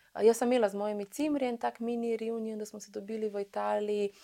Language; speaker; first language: Slovenian; early bilingual, other home language; Bosnian